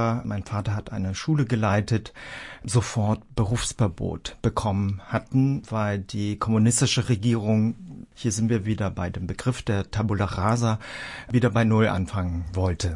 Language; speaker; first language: German; early bilingual, other home language; Vietnamese